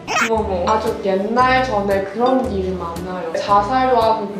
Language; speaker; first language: Korean; non-native, learner; Cantonese